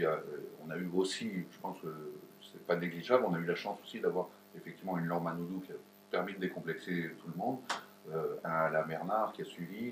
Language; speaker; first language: French; native; French